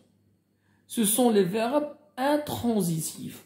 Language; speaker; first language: French; non-native, local second language; Arabic